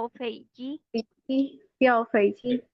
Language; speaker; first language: Chinese; non-native, learner; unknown